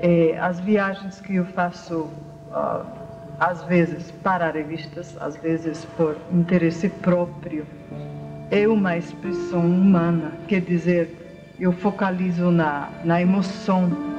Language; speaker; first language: Portuguese; non-native, fluent; Hungarian